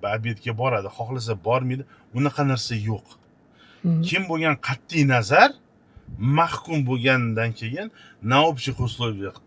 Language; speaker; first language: Uzbek; non-native, local second language; Russian